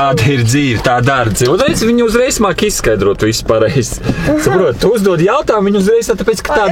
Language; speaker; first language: Latvian; native; Latvian